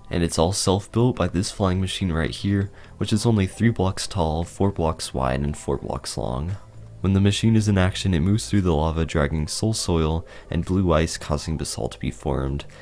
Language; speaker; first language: English; native; English